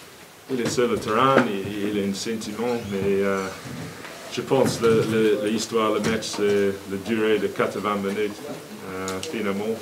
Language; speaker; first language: French; non-native, learner; English